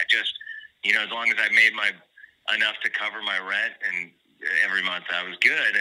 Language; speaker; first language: English; native; English